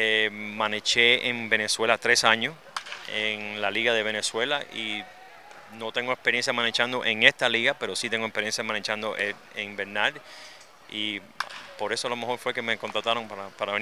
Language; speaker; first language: Spanish; early bilingual, other home language; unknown